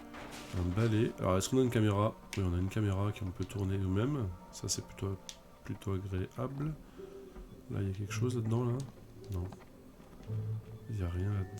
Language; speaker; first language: French; native; French